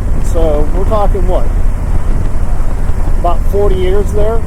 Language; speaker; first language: English; native; English